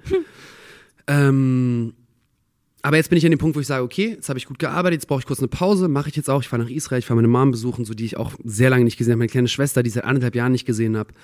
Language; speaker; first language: German; early bilingual, other home language; Russian